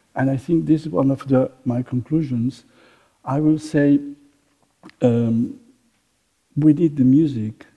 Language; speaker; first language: English; non-native, fluent; Catalan